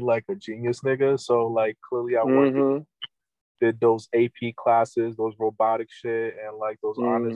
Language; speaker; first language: English; non-native, fluent; Haitian Creole